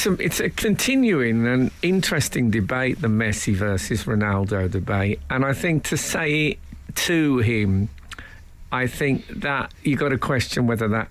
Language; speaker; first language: English; native; English